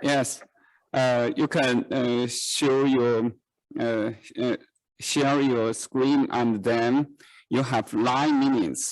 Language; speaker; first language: English; non-native, learner; Chinese